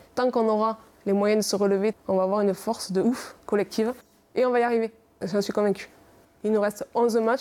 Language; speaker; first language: French; native; French